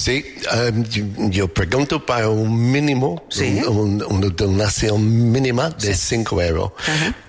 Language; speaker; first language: Spanish; non-native, fluent; English